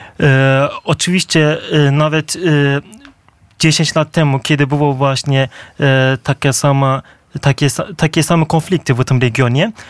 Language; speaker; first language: Polish; non-native, fluent; Turkish